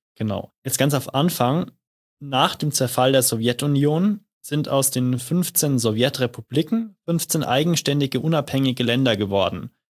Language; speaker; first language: German; native; German